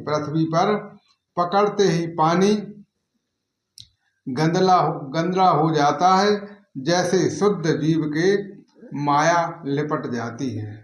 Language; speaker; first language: Hindi; native; Hindi